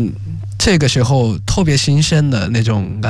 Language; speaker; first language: Chinese; non-native, fluent; Japanese